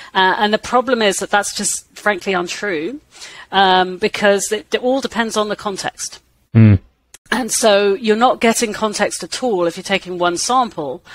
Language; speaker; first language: English; native; English